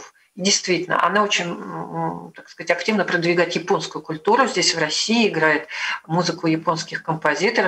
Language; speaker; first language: Russian; native; Russian